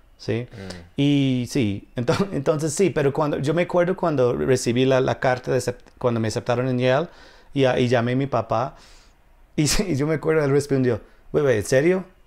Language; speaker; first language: Spanish; non-native, fluent; English